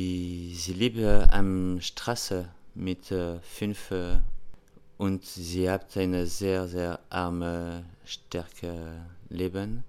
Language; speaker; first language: German; non-native, learner; French